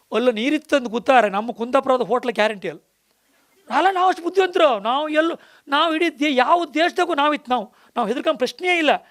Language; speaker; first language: Kannada; native; Kannada